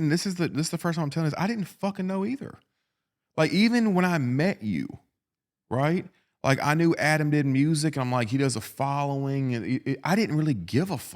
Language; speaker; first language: English; native; English